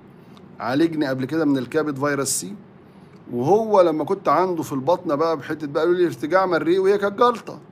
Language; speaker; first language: Arabic; native; Arabic